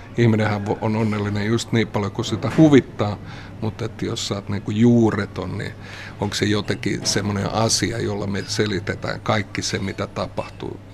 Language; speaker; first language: Finnish; native; Finnish